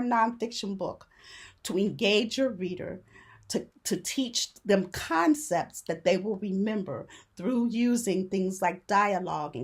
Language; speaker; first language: English; native; English